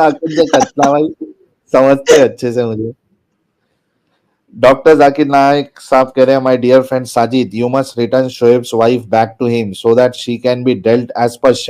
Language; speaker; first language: Hindi; native; Hindi